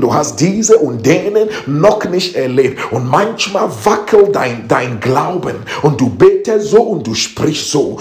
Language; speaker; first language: German; non-native, fluent; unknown